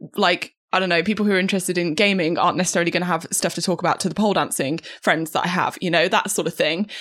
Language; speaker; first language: English; native; English